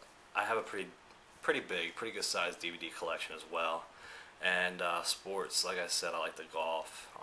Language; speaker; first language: English; early bilingual, other home language; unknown